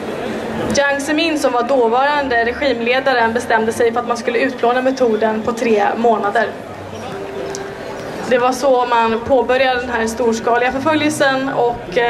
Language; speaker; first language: Swedish; native; Swedish